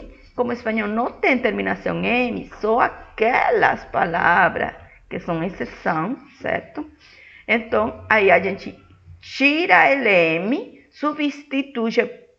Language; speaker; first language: Portuguese; non-native, fluent; Spanish